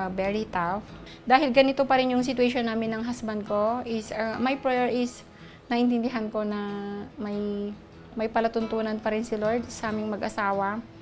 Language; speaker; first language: Filipino; native; Filipino